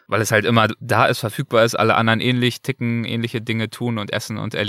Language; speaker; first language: German; native; German